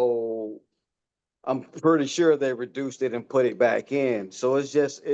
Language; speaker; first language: English; native; English